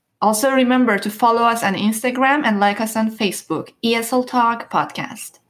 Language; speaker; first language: English; non-native, fluent; Persian